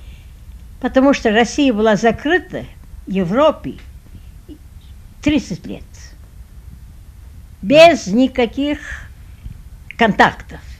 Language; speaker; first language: Russian; early bilingual, heritage; Russian